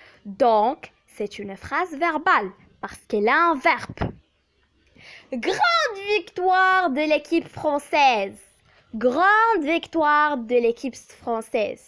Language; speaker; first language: French; non-native, local second language; Arabic